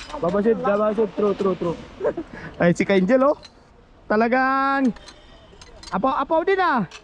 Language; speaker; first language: Filipino; native; Filipino